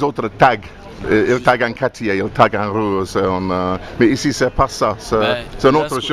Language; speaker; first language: French; non-native, learner; English